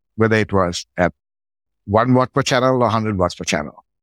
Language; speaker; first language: English; non-native, local second language; Sinhala